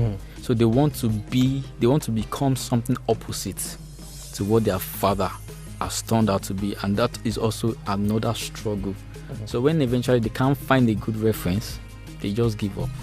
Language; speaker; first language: English; non-native, local second language; Yoruba